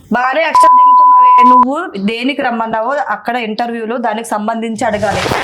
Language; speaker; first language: Telugu; non-native, local second language; Bangla